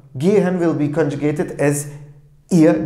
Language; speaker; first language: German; non-native, fluent; Turkish